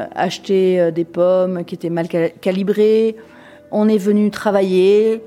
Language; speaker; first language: French; native; French